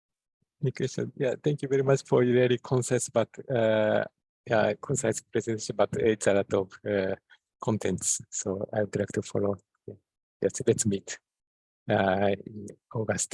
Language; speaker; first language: English; non-native, fluent; Japanese